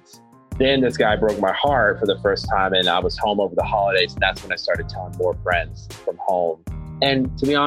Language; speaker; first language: English; native; English